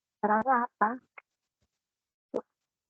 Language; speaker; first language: Indonesian; non-native, learner; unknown